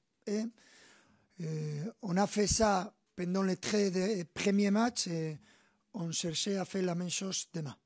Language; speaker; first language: French; non-native, fluent; Spanish